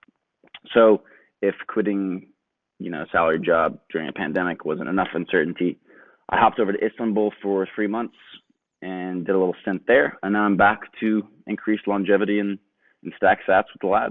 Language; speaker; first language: English; native; English